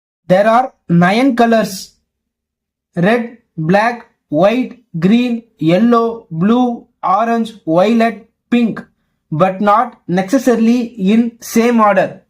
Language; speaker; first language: English; non-native, local second language; Tamil